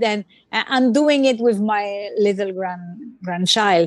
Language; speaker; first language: English; non-native, learner; French